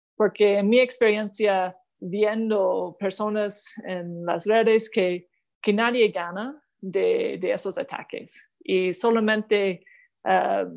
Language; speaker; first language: Spanish; non-native, fluent; English